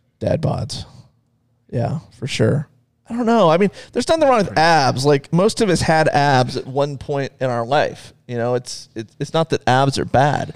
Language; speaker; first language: English; native; English